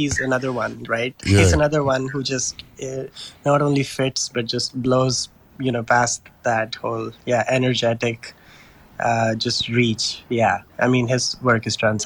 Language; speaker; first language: English; non-native, local second language; Urdu